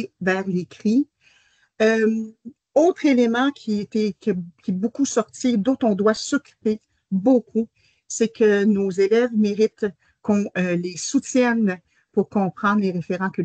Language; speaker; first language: French; native; French